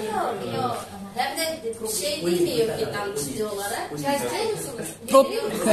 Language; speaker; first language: Turkish; non-native, learner; Turkmen